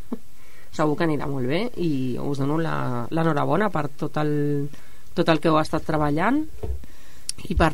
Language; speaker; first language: Catalan; native; Catalan